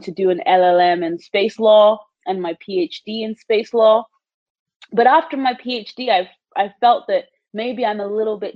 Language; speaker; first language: English; native; English